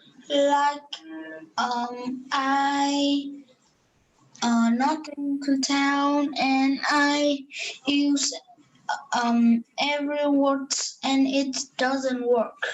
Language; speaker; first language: English; non-native, learner; Vietnamese